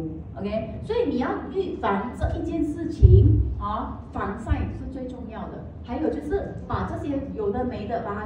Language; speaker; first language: Chinese; native; Chinese